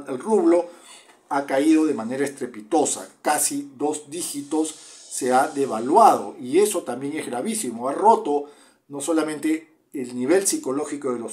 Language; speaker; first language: Spanish; native; Spanish